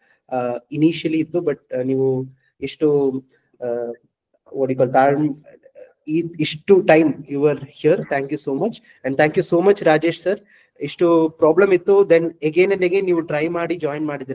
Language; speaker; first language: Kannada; non-native, local second language; Malayalam